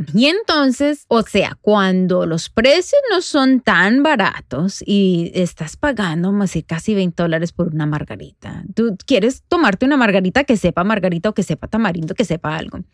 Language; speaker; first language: Spanish; native; Spanish